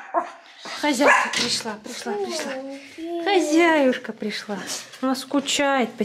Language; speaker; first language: Russian; native; Russian